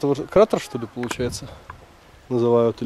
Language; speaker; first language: Russian; native; Russian